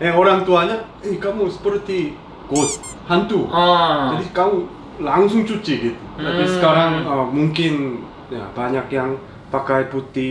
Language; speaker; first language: Indonesian; non-native, learner; Korean